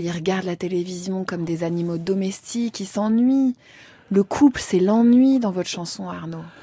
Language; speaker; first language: French; native; French